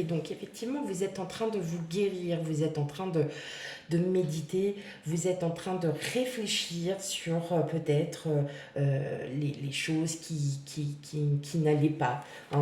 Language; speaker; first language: French; native; French